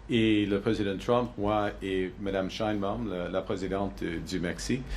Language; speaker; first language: French; non-native, local second language; English